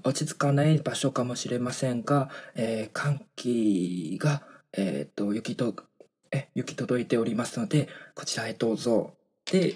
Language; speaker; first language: Japanese; non-native, fluent; Chinese